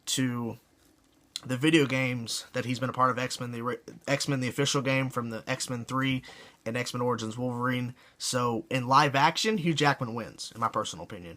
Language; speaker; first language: English; native; English